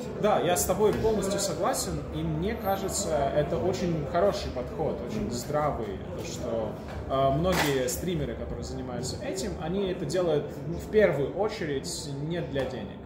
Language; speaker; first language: Russian; native; Russian